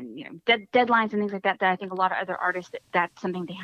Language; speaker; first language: English; native; English